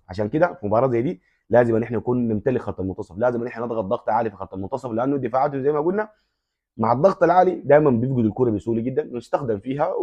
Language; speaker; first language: Arabic; native; Arabic